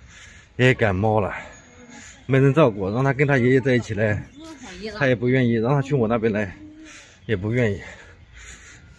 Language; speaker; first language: Chinese; native; Chinese